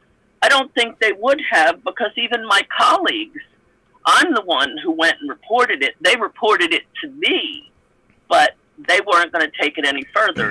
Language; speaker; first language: English; native; English